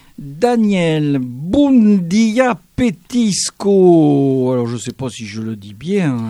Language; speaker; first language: French; native; French